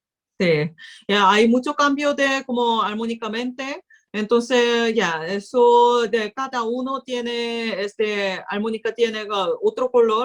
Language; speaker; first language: Spanish; non-native, learner; Korean